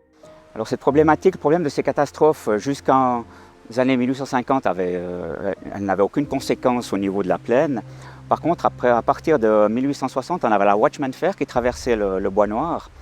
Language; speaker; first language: French; native; French